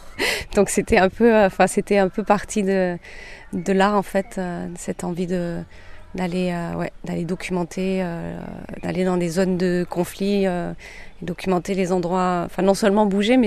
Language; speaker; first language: French; native; French